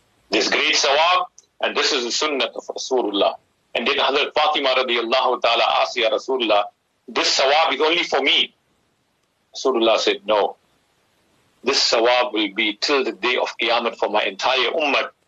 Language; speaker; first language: English; native; English